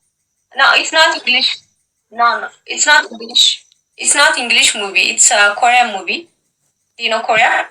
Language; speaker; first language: English; non-native, local second language; Amharic